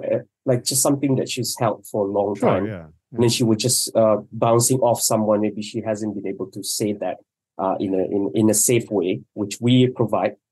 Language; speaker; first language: English; non-native, local second language; Malay